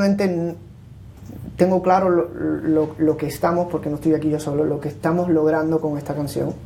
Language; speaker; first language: Spanish; native; Spanish